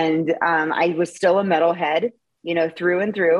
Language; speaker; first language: English; native; English